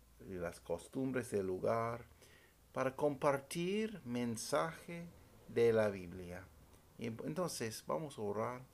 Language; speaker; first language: Spanish; non-native, fluent; English